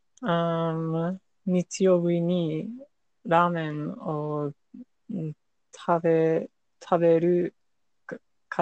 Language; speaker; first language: Japanese; non-native, learner; English